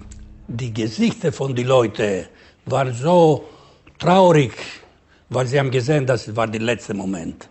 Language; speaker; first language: German; non-native, learner; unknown